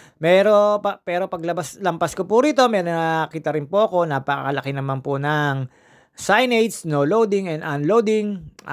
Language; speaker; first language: Filipino; native; Filipino